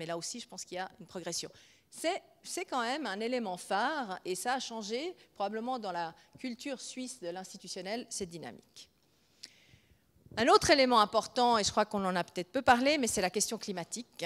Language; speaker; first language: French; native; French